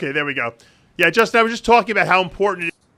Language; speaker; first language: English; native; English